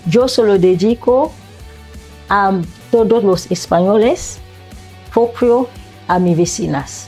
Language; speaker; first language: Spanish; non-native, learner; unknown